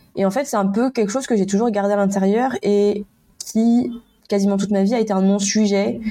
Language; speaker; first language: French; native; French